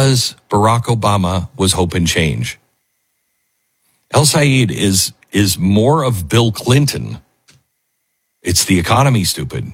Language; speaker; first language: English; native; English